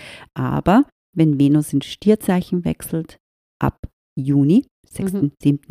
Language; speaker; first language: German; native; German